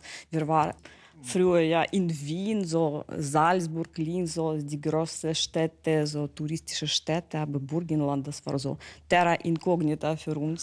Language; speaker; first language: German; non-native, fluent; Ukrainian